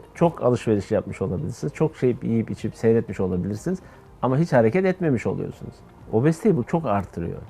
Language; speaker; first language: Turkish; native; Turkish